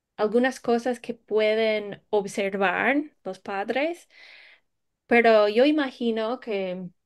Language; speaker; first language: Spanish; non-native, fluent; English